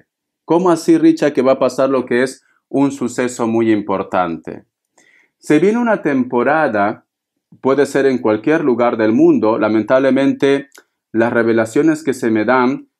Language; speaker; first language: Spanish; native; Spanish